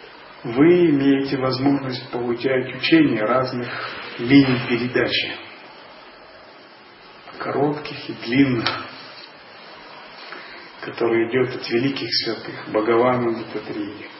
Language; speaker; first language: Russian; native; Russian